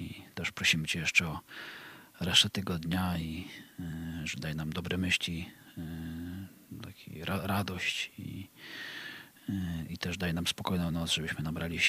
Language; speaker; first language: Polish; native; Polish